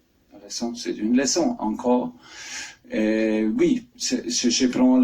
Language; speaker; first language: French; non-native, fluent; German